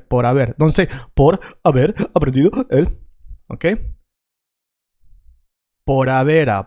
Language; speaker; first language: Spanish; native; Spanish